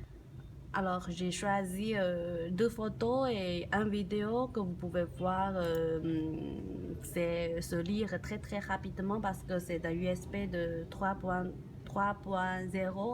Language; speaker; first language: French; non-native, learner; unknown